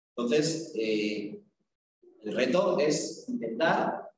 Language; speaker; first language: Spanish; native; Spanish